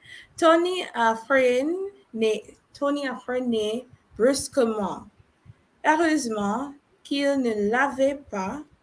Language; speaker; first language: French; non-native, learner; English